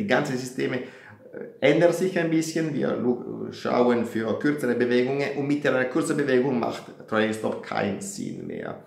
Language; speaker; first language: German; non-native, fluent; Italian